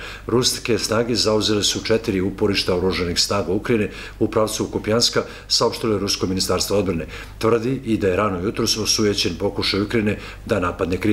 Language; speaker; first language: Serbian; native; Serbian